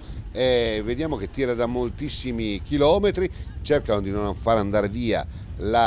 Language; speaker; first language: Italian; native; Italian